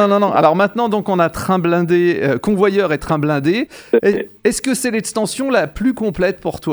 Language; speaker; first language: French; native; French